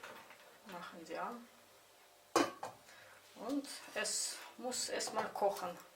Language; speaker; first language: German; non-native, fluent; Russian